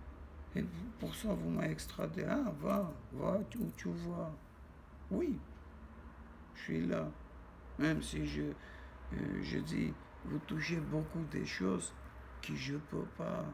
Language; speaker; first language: French; non-native, learner; Armenian